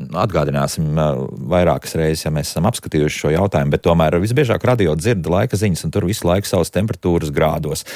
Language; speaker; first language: Latvian; native; Latvian